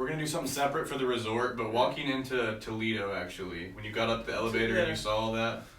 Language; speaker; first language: English; native; English